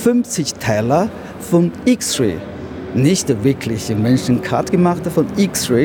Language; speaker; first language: German; non-native, learner; Chinese